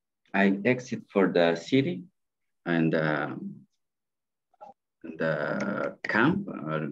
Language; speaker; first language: English; non-native, learner; Spanish